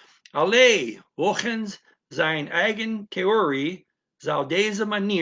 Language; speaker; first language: Dutch; non-native, learner; English